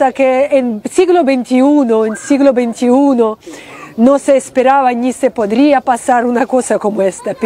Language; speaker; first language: Spanish; non-native, fluent; Ukrainian